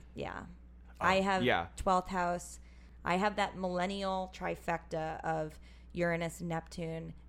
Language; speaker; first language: English; native; English